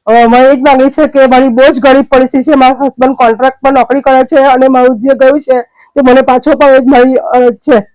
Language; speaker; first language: Gujarati; native; Gujarati